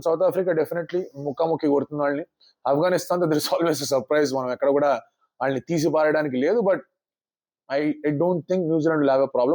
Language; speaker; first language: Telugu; native; Telugu